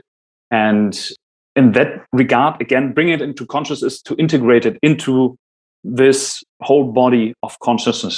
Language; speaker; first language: English; non-native, fluent; German